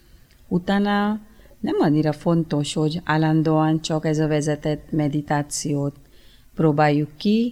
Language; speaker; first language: Hungarian; early bilingual, other home language; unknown